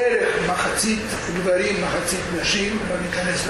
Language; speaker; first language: Hebrew; non-native, fluent; Spanish